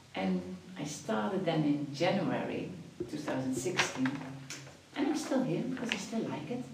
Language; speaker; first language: English; non-native, fluent; Dutch